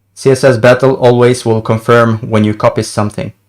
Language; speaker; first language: English; non-native, fluent; Albanian